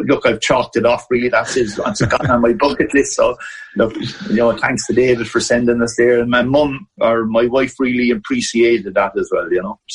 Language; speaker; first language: English; native; English